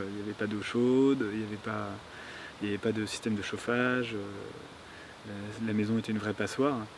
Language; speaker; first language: French; native; French